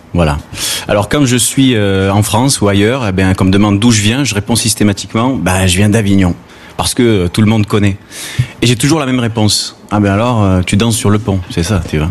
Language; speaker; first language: French; native; French